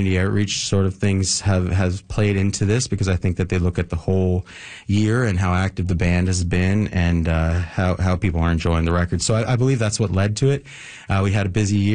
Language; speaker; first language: English; native; English